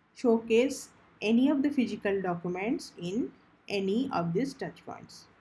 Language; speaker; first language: English; non-native, local second language; Odia